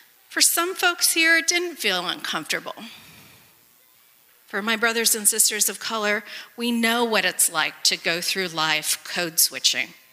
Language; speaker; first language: English; early bilingual, other home language; Spanish